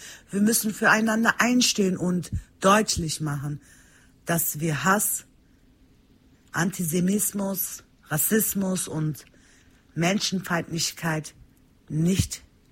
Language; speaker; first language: German; early bilingual, other home language; Turkish